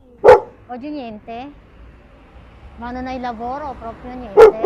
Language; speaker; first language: Italian; non-native, fluent; Filipino